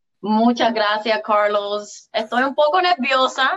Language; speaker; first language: Spanish; early bilingual, heritage; English